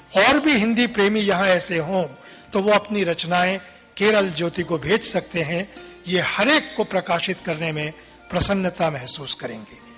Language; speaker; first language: Hindi; native; Hindi